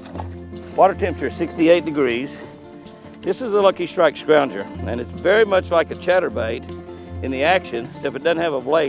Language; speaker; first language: English; native; English